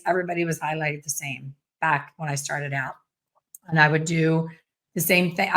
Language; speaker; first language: English; native; English